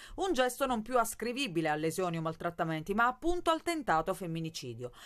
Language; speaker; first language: Italian; non-native, fluent; Polish